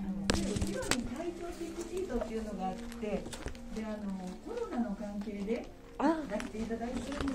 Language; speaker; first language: Japanese; native; Japanese